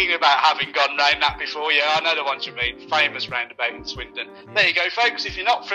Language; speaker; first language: English; native; English